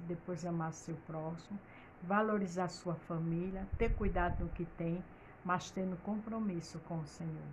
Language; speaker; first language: Portuguese; native; Portuguese